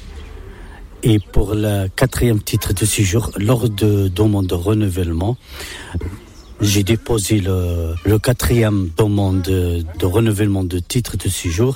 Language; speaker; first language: French; non-native, local second language; Arabic